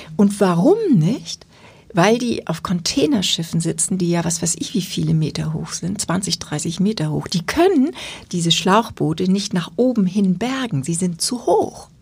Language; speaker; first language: German; native; German